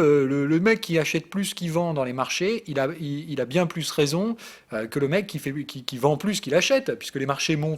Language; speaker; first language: French; native; French